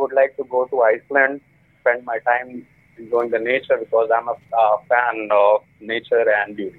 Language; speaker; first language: English; non-native, local second language; Hindi